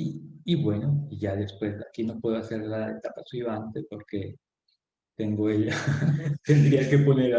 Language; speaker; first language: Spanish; non-native, fluent; French